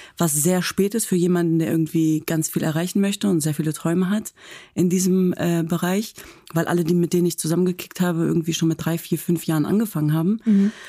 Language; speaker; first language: German; native; German